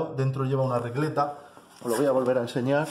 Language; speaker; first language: Spanish; native; Spanish